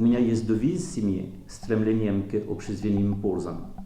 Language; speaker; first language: Russian; non-native, learner; French